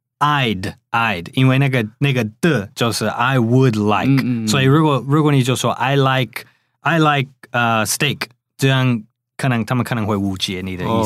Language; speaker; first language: Chinese; non-native, fluent; English